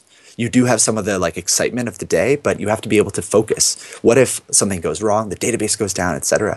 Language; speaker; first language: English; native; English